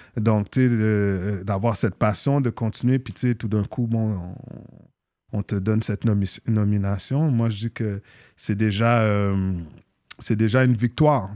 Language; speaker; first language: French; native; French